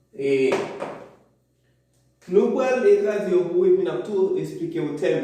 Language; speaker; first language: French; non-native, local second language; Haitian Creole